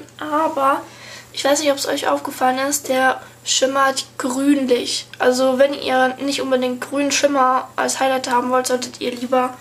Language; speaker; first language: German; native; German